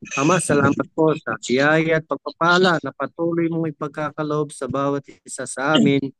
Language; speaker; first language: Filipino; native; Filipino